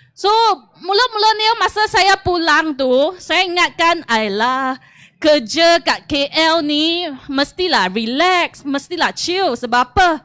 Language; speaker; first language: Malay; non-native, local second language; Chinese